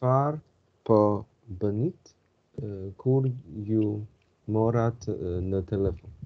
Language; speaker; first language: Albanian; non-native, learner; Chinese